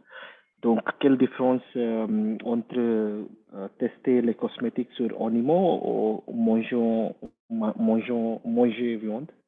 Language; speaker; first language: French; non-native, learner; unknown